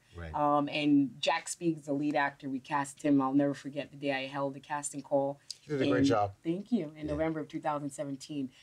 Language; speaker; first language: English; native; English